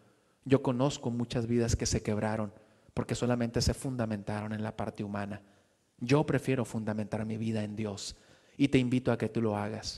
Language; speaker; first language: Spanish; native; Spanish